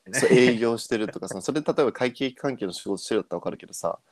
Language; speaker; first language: Japanese; early bilingual, other home language; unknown